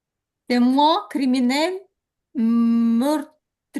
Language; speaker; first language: French; non-native, learner; Ukrainian